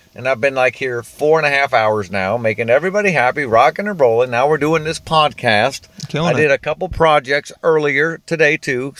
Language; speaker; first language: English; native; English